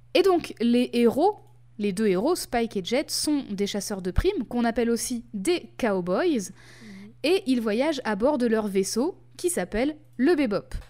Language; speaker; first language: French; native; French